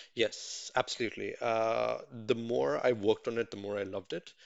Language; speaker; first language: English; non-native, local second language; Tamil